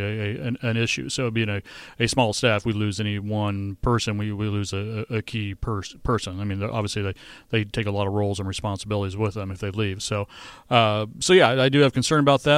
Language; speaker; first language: English; native; English